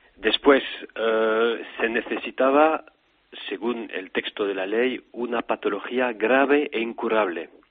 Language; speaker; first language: Spanish; non-native, fluent; French